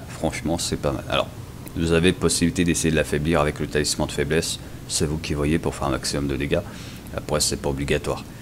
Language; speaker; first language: French; native; French